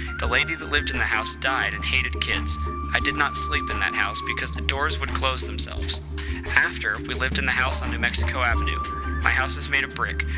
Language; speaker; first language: English; native; English